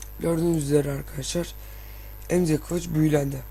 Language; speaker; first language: Turkish; native; Turkish